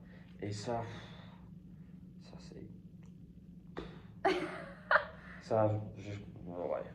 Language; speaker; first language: French; non-native, fluent; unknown